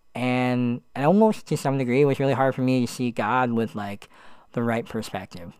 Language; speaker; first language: English; native; English